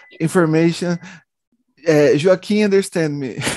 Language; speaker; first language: English; non-native, learner; Portuguese